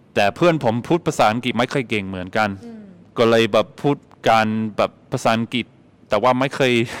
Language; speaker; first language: Thai; non-native, fluent; English